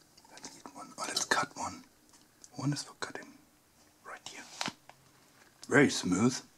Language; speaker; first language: English; non-native, fluent; German